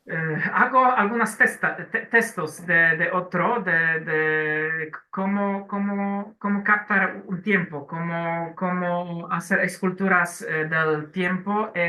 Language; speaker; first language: Spanish; non-native, learner; Polish